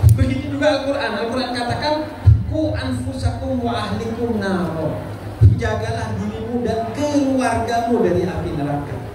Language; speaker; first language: Indonesian; non-native, local second language; Madurese